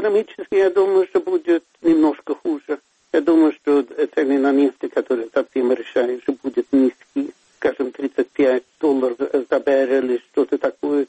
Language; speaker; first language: Russian; non-native, fluent; Swedish